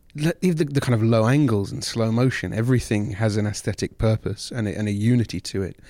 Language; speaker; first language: English; native; English